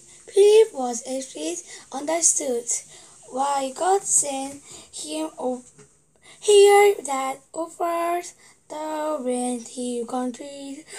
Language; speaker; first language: English; non-native, learner; Korean